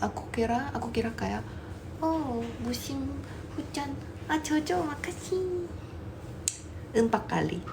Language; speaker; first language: Indonesian; non-native, fluent; Korean